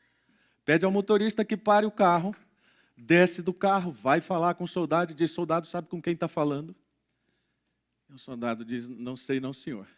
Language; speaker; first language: Portuguese; native; Portuguese